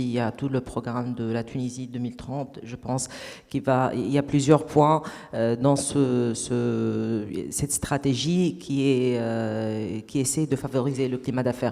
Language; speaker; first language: French; non-native, local second language; Arabic